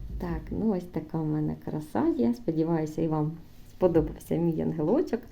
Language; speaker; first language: Ukrainian; non-native, local second language; Russian